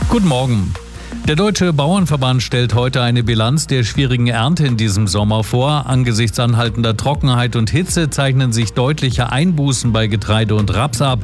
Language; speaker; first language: German; native; German